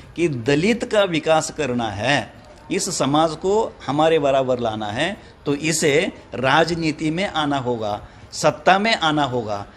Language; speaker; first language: Hindi; non-native, local second language; Marathi